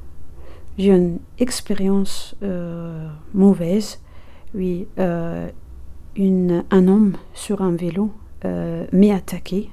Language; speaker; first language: French; non-native, learner; Arabic